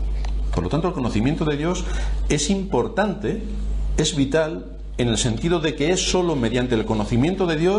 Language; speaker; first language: Spanish; native; Spanish